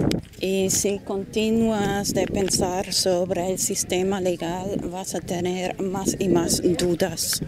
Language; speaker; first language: Spanish; non-native, fluent; German